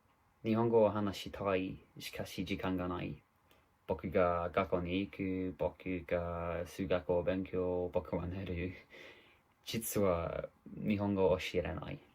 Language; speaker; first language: Japanese; non-native, learner; English